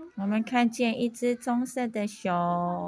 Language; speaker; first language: Chinese; native; Chinese